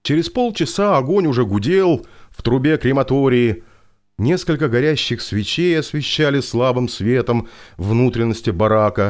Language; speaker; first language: Russian; native; Russian